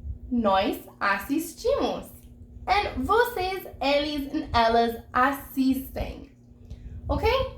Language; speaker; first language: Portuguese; non-native, fluent; English